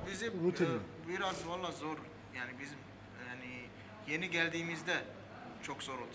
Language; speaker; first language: Turkish; early bilingual, heritage; Armenian